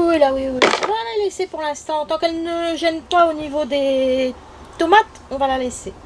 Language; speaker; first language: French; native; French